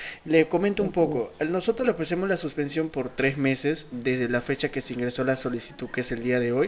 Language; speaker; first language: Spanish; native; Spanish